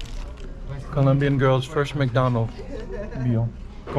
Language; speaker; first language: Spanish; non-native, fluent; English